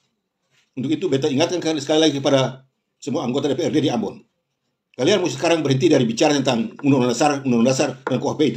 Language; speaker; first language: Indonesian; native; Indonesian